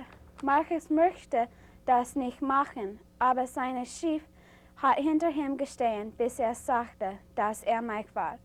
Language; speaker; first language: German; non-native, learner; English